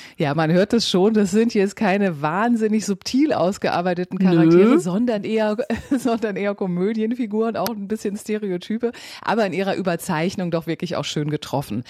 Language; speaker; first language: German; native; German